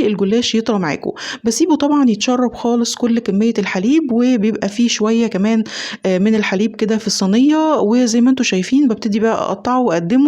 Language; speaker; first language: Arabic; native; Arabic